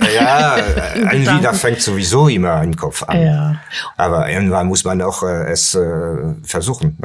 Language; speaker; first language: German; non-native, learner; French